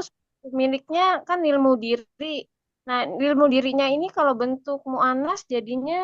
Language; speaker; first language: Indonesian; native; Indonesian